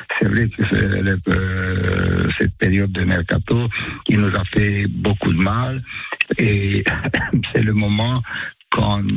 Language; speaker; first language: French; non-native, fluent; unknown